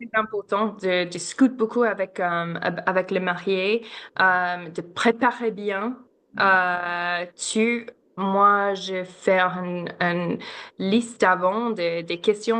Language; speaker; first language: French; non-native, learner; English